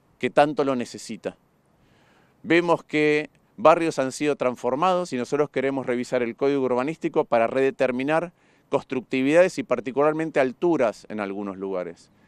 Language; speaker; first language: Spanish; native; Spanish